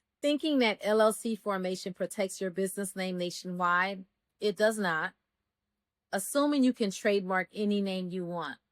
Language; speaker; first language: English; native; English